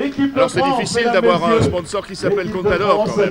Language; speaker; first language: French; native; French